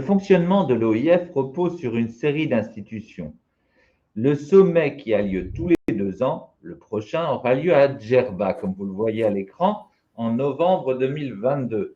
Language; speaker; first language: French; native; French